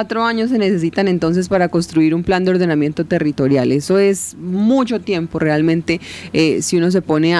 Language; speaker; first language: Spanish; native; Spanish